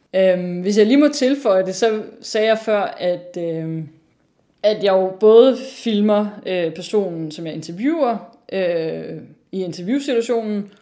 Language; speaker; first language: Danish; native; Danish